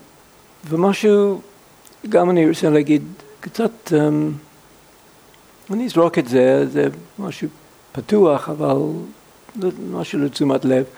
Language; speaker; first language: Hebrew; non-native, fluent; English